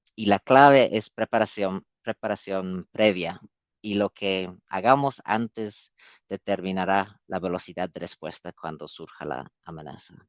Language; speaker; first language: Spanish; non-native, fluent; English